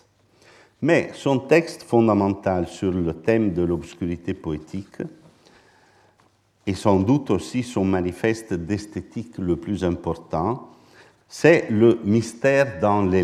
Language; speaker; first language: French; non-native, fluent; Italian